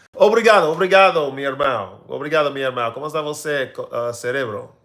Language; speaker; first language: Portuguese; non-native, learner; English